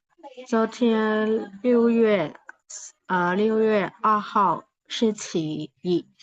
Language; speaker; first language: Chinese; non-native, learner; Burmese